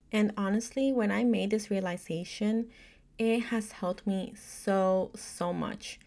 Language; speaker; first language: English; native; English